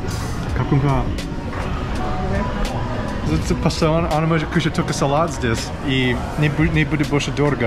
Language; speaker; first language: Russian; non-native, learner; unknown